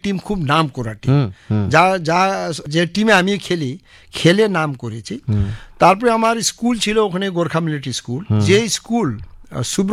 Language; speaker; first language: Bangla; non-native, local second language; Nepali